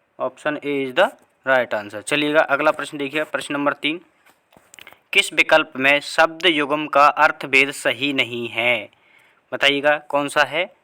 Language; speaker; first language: Hindi; native; Hindi